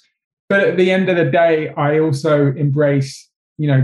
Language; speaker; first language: English; native; English